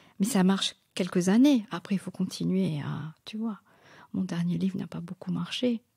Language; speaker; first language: French; non-native, local second language; Morisyen